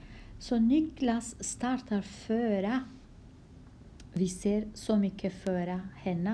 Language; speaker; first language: Swedish; non-native, fluent; Kurdish